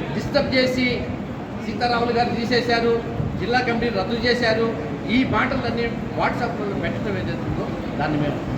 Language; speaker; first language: Telugu; native; Telugu